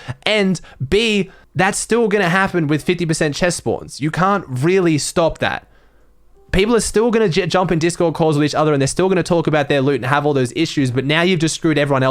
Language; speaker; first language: English; native; English